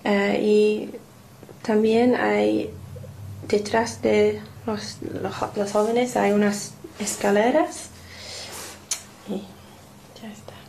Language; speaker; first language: Spanish; non-native, learner; English